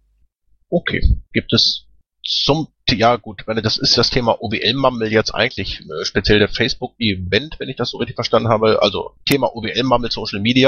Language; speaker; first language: German; native; German